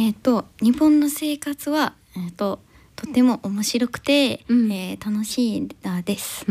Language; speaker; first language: Japanese; non-native, learner; English